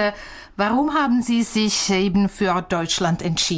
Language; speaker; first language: German; non-native, fluent; Czech